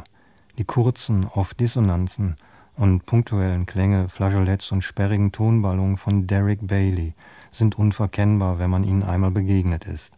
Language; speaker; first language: German; native; German